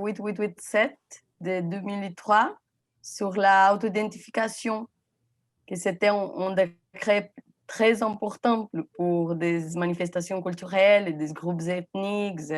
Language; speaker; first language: French; non-native, fluent; Portuguese